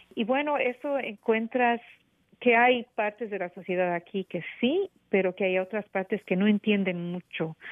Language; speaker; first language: Spanish; native; Spanish